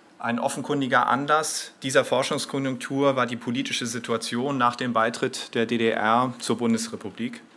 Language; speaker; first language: German; native; German